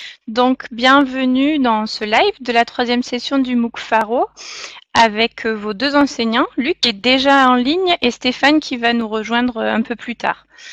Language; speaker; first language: French; native; French